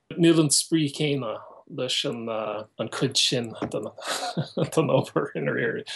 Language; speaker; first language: Irish; non-native, fluent; English